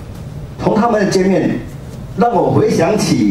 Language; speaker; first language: Chinese; native; Chinese